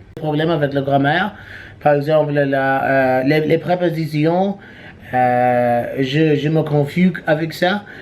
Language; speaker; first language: French; non-native, learner; English